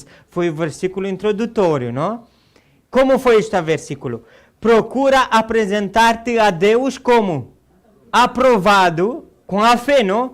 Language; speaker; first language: Portuguese; non-native, fluent; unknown